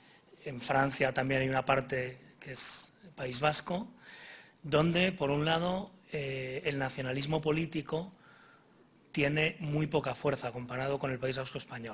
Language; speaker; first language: Spanish; native; Spanish